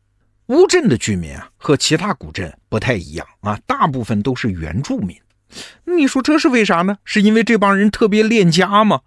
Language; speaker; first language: Chinese; native; Chinese